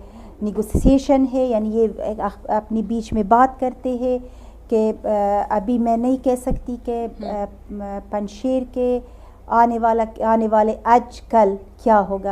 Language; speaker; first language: Hindi; non-native, learner; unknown